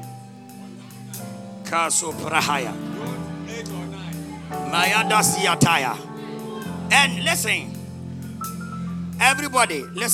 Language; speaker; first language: English; non-native, local second language; Akan